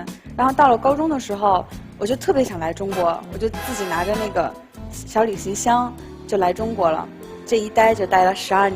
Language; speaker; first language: Chinese; early bilingual, other home language; Turkish